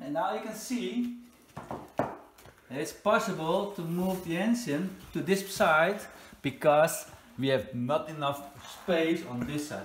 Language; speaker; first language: English; non-native, learner; Dutch